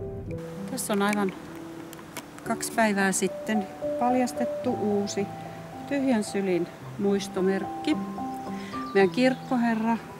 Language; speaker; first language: Finnish; native; Finnish